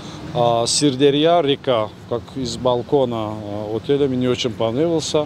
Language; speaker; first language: Russian; non-native, fluent; Turkish